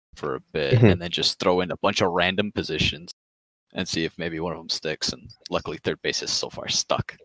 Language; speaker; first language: English; native; English